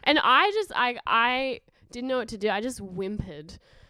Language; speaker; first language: English; native; English